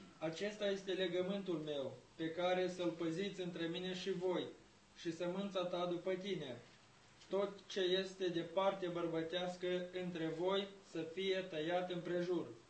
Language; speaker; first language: Romanian; native; Romanian